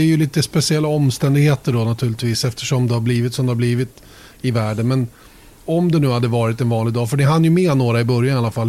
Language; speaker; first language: Swedish; native; Swedish